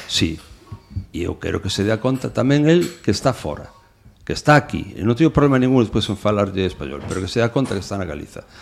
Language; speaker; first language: Galician; non-native, local second language; Spanish